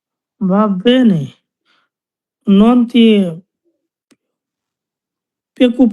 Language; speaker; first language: Italian; non-native, learner; Bangla